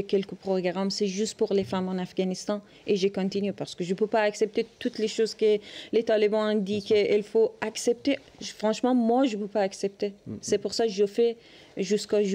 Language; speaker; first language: French; non-native, learner; Persian